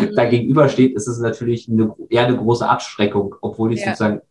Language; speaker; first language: German; native; German